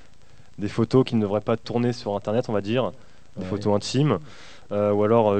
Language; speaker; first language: French; native; French